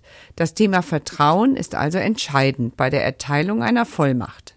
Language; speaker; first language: German; native; German